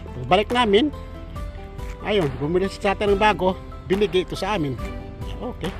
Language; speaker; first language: Filipino; non-native, local second language; Cebuano